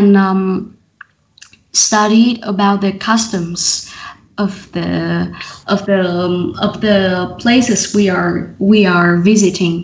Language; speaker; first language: English; non-native, learner; Vietnamese